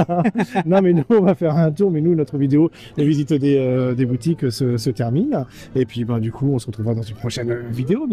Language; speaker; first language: French; native; French